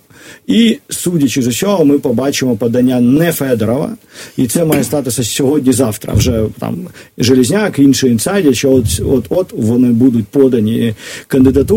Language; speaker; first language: Ukrainian; native; Ukrainian